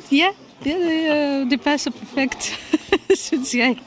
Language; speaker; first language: Danish; non-native, fluent; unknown